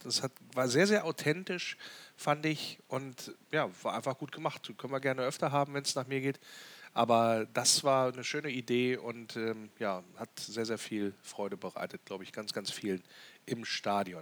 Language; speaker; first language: German; native; German